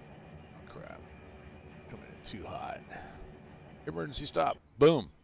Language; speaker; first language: English; native; English